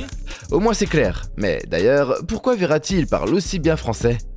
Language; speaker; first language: French; native; French